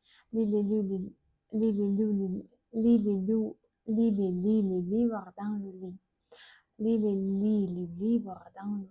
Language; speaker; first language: French; non-native, learner; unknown